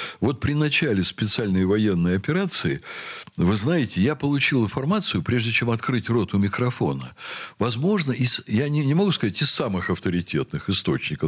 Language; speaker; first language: Russian; native; Russian